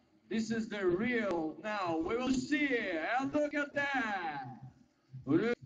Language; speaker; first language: English; non-native, learner; Russian